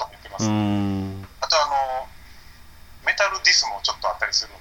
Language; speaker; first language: Japanese; native; Japanese